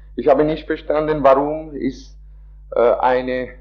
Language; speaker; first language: German; non-native, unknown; Italian